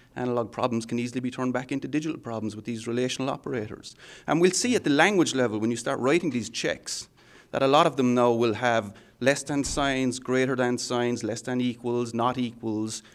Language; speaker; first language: English; native; English